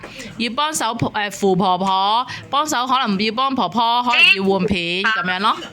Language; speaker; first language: Chinese; native; Chinese